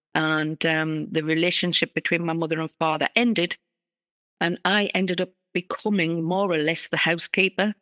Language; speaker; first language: English; native; English